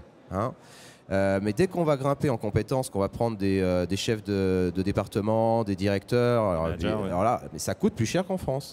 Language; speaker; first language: French; native; French